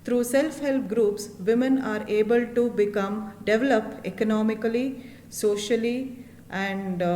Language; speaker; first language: English; non-native, local second language; Kannada